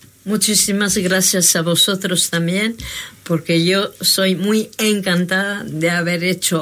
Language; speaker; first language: Spanish; non-native, fluent; French